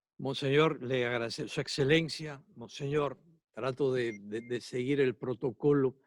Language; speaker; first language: Spanish; native; Spanish